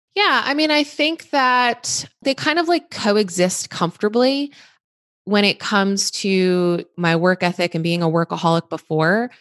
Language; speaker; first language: English; native; English